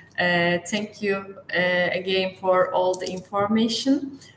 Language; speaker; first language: English; non-native, fluent; Turkish